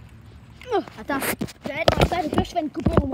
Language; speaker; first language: French; native; French